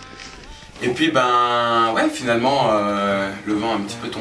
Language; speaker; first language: French; native; French